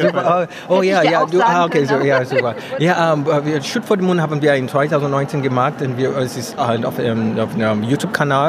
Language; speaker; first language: German; non-native, learner; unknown